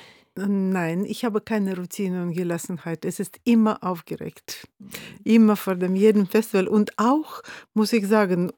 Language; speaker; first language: German; non-native, fluent; Russian